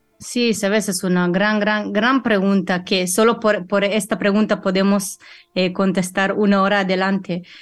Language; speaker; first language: Spanish; non-native, fluent; Russian